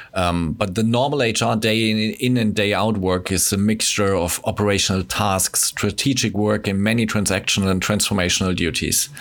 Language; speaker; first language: English; non-native, fluent; German